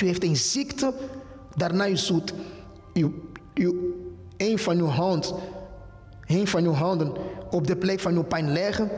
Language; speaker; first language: Dutch; non-native, fluent; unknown